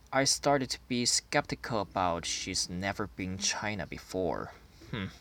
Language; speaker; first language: English; non-native, fluent; Chinese